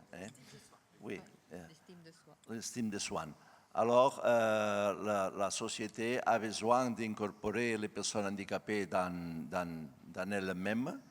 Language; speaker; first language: French; non-native, learner; Spanish